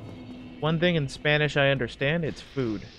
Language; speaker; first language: English; native; English